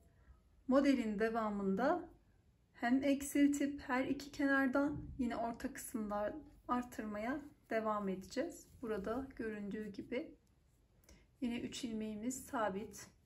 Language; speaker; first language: Turkish; native; Turkish